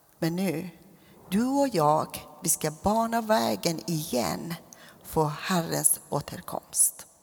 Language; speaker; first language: Swedish; non-native, fluent; Persian